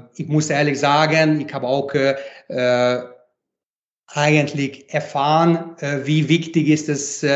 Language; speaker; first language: German; non-native, fluent; Hungarian